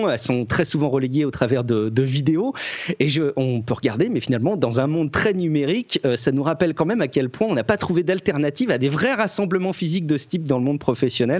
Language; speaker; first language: French; native; French